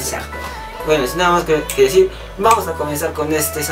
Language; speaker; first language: Spanish; native; Spanish